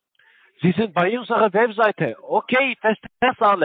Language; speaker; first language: German; non-native, learner; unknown